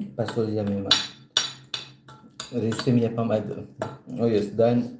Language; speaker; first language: Turkish; non-native, learner; Filipino